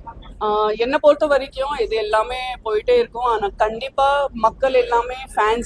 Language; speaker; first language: Tamil; non-native, fluent; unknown